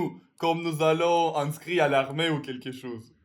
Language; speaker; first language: French; non-native, learner; Russian